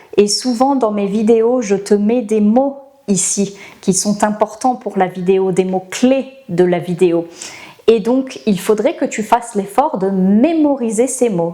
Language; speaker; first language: French; native; French